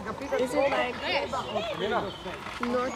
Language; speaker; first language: English; non-native, fluent; Croatian